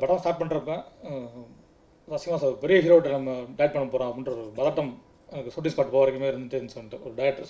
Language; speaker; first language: Tamil; native; Tamil